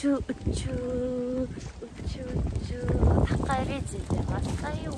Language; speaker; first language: Korean; native; Korean